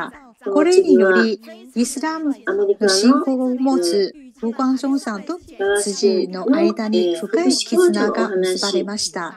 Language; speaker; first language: Japanese; non-native, fluent; Chinese